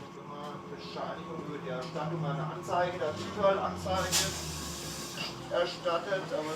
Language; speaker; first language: German; native; German